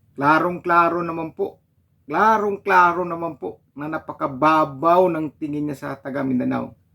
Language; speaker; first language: Filipino; non-native, local second language; Cebuano